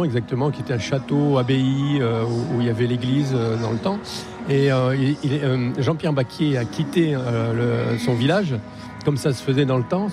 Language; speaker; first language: French; native; French